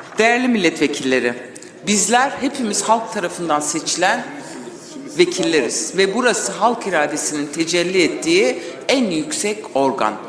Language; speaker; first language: Turkish; non-native, local second language; Kurdish